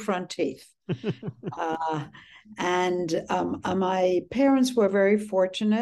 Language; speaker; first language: English; early bilingual, other home language; Polish